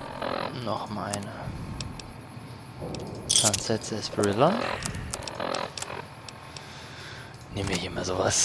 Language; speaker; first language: German; native; German